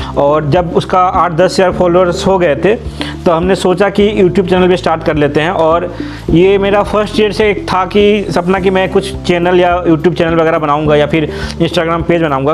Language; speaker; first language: Hindi; native; Hindi